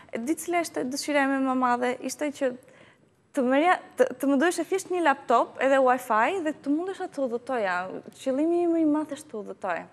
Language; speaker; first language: Albanian; early bilingual, heritage; Albanian